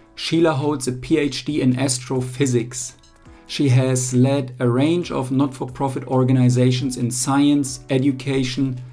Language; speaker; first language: English; non-native, fluent; German